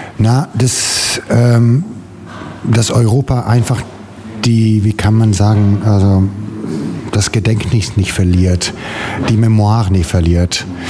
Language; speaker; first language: German; non-native, fluent; Italian